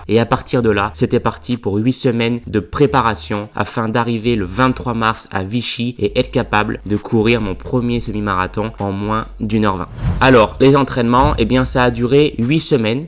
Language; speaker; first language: French; native; French